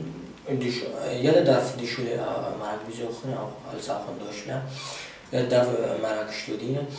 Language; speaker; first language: German; non-native, fluent; Arabic